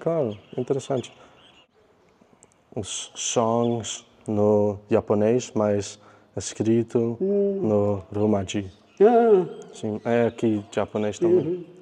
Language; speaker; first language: Portuguese; non-native, learner; English